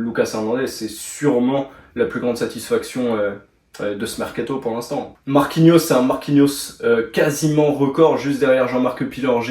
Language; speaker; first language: French; native; French